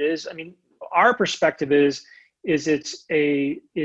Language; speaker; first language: English; native; English